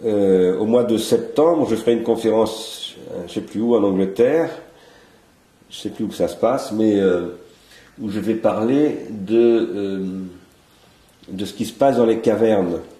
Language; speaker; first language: French; native; French